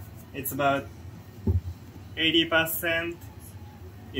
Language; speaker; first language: English; non-native, learner; Japanese